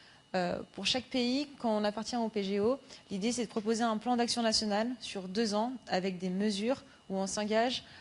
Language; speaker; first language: French; native; French